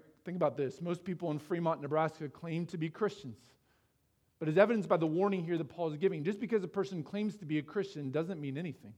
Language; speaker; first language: English; native; English